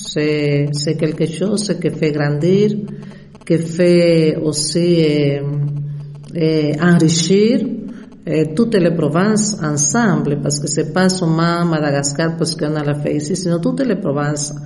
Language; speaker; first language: French; non-native, fluent; Spanish